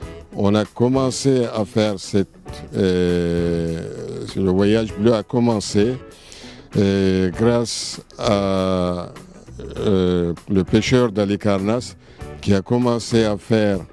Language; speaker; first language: French; non-native, fluent; Turkish